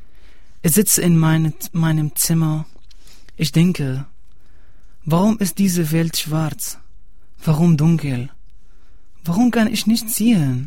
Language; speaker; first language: German; non-native, learner; Arabic